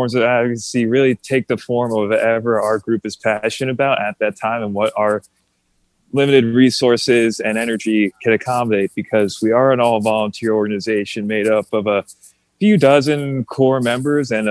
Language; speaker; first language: English; native; English